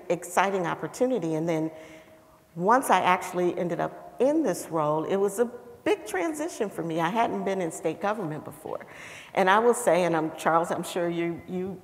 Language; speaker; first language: English; native; English